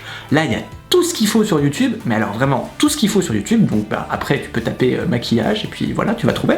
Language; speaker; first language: French; native; French